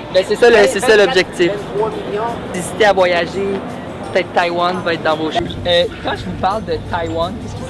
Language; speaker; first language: French; native; French